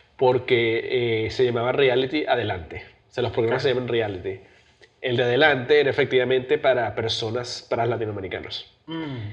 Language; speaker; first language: Spanish; early bilingual, heritage; Spanish